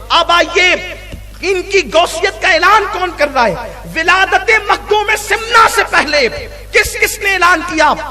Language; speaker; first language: Urdu; native; Urdu